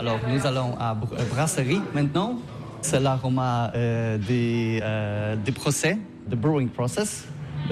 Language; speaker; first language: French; non-native, learner; Polish